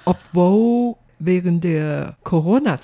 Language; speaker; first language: German; non-native, fluent; Chinese